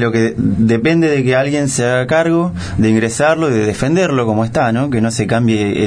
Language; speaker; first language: Spanish; native; Spanish